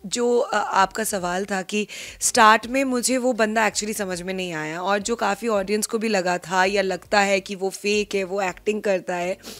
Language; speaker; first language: Hindi; non-native, local second language; Bangla